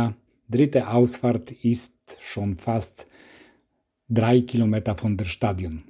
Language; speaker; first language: German; non-native, learner; Polish